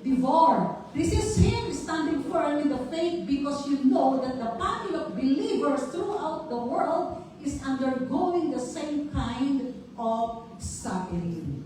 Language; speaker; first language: English; non-native, local second language; Filipino